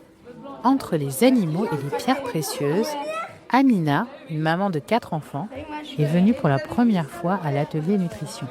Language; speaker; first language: French; native; French